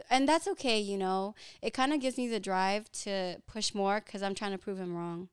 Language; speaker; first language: English; early bilingual, other home language; Filipino